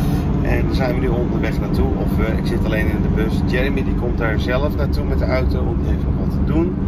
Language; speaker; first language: Dutch; native; Dutch